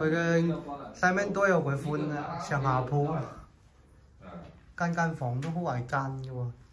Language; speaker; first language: Chinese; native; Chinese